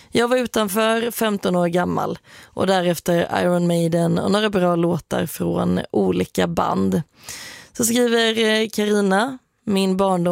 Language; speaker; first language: Swedish; native; Swedish